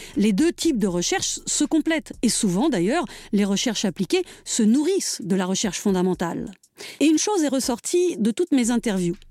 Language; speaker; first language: French; native; French